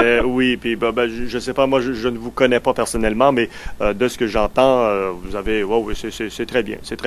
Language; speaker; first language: French; native; French